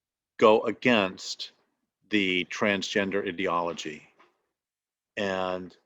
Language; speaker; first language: English; native; English